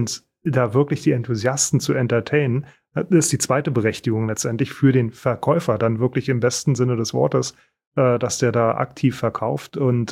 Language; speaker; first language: German; native; German